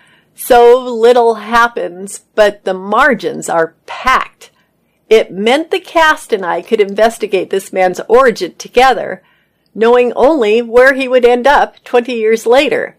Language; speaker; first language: English; native; English